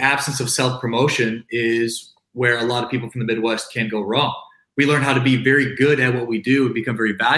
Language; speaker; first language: English; native; English